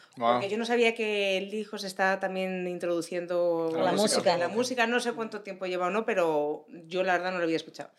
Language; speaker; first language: Spanish; native; Spanish